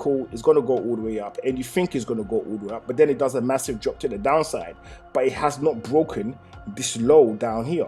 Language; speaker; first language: English; native; English